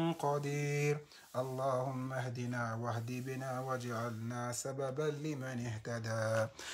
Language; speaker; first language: Arabic; non-native, fluent; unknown